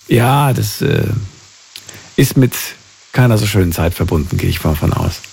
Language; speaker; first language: German; native; German